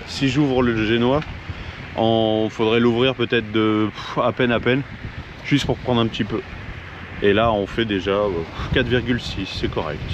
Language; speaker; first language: French; native; French